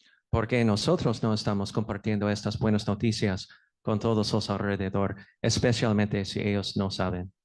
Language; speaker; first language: Spanish; non-native, fluent; English